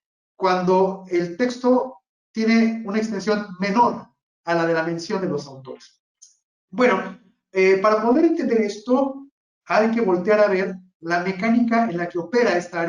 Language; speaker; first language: Spanish; native; Spanish